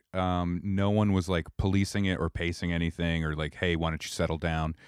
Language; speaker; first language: English; native; English